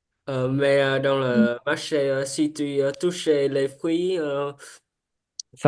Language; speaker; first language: French; non-native, learner; Vietnamese